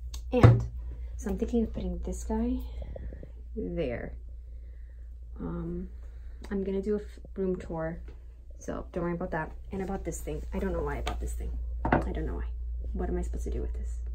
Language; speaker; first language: English; early bilingual, other home language; Spanish